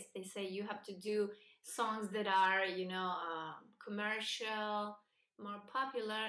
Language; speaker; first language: English; non-native, fluent; Spanish